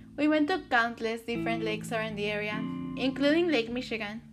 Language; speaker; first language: English; early bilingual, other home language; Spanish